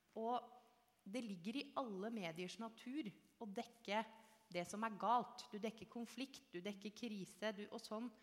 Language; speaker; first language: Norwegian; native; Norwegian